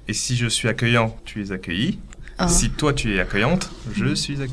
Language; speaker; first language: French; native; French